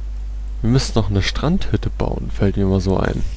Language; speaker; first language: German; native; German